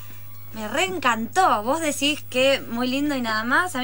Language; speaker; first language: Spanish; native; Spanish